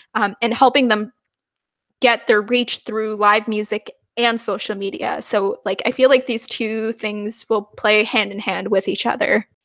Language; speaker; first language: English; non-native, fluent; Punjabi